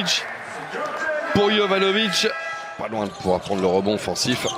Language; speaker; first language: French; native; French